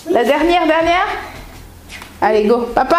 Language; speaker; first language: French; native; French